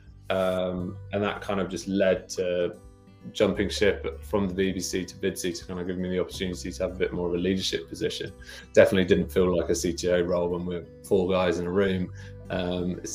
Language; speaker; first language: English; native; English